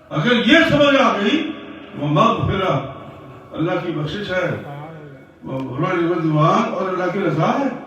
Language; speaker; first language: Urdu; non-native, local second language; Punjabi